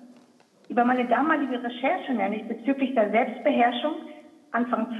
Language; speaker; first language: German; native; German